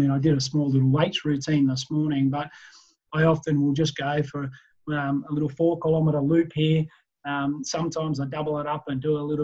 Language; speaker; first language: English; native; English